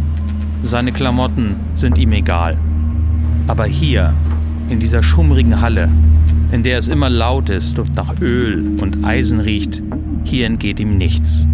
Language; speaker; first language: German; native; German